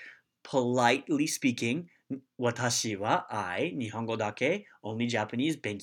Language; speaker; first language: Japanese; non-native, learner; English